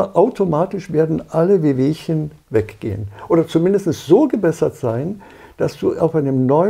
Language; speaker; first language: German; native; German